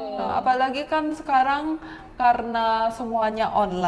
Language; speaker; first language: Indonesian; early bilingual, other home language; Korean